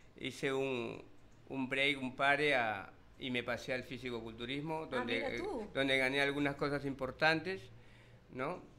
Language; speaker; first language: Spanish; native; Spanish